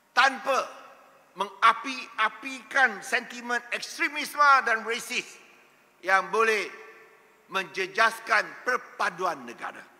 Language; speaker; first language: Malay; non-native, local second language; Chinese